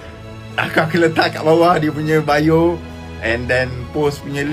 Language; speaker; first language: Malay; native; Malay